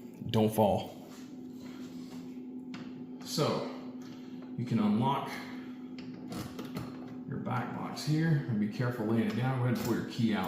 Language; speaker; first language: English; native; English